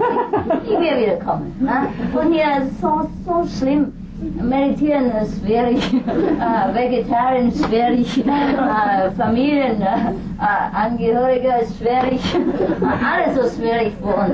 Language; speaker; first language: German; non-native, fluent; Vietnamese